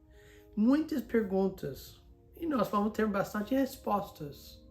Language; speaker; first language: Portuguese; non-native, fluent; English